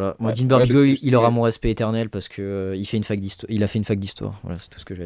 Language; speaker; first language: French; native; French